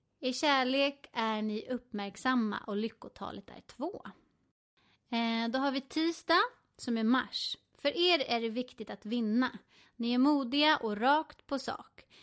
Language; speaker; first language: Swedish; native; Swedish